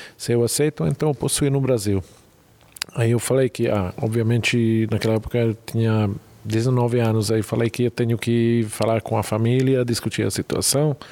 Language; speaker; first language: Portuguese; non-native, fluent; Hungarian